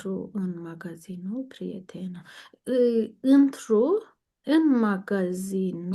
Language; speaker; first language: Romanian; non-native, learner; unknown